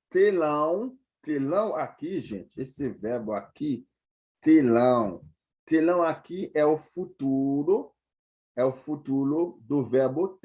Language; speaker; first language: Portuguese; non-native, fluent; Haitian Creole